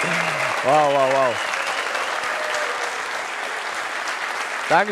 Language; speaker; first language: German; native; German